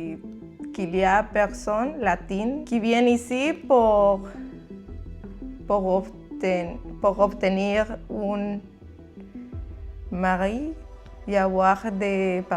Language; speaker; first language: French; non-native, learner; Spanish